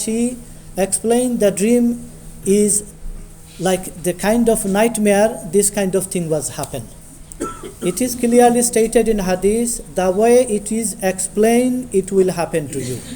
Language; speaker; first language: English; non-native, local second language; Bangla